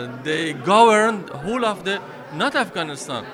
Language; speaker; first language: English; non-native, fluent; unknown